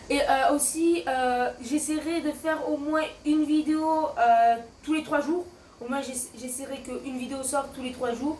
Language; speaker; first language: French; native; French